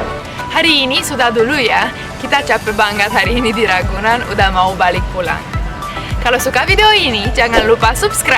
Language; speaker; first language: Indonesian; non-native, fluent; Romanian